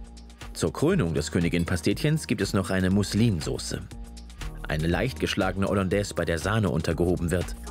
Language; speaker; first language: German; native; German